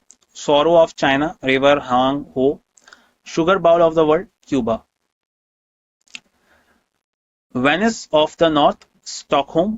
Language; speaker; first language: English; non-native, local second language; Hindi